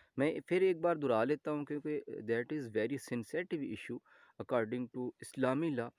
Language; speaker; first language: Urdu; non-native, local second language; Gujari